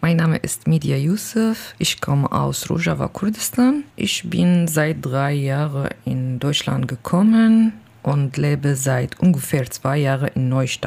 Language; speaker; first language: German; non-native, fluent; Kurdish